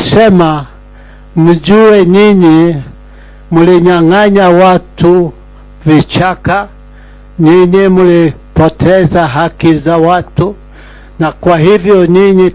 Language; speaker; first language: Swahili; non-native, local second language; Kikuyu